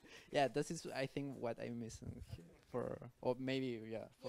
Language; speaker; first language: English; non-native, learner; Spanish